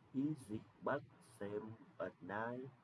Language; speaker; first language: English; non-native, learner; Vietnamese